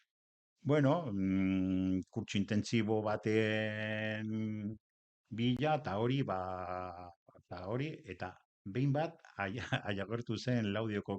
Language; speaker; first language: Basque; non-native, local second language; Spanish